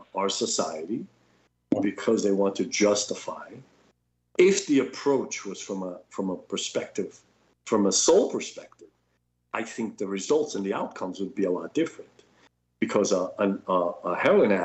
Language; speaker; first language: English; native; English